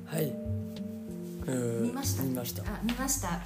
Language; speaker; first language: Japanese; non-native, learner; French